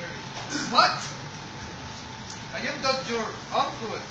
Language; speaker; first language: English; non-native, learner; Spanish